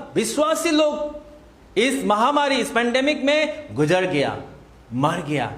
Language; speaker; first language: Hindi; non-native, local second language; Assamese